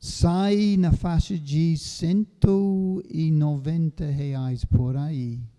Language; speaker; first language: Portuguese; non-native, fluent; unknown